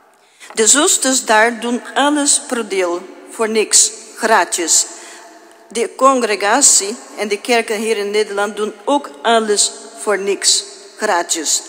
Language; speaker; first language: Dutch; non-native, fluent; Portuguese